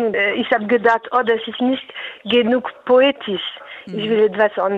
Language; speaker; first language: German; non-native, fluent; French